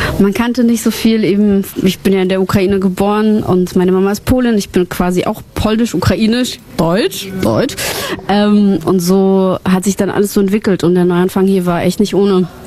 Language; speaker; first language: German; early bilingual, other home language; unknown